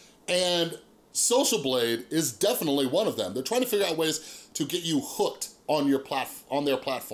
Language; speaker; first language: English; native; English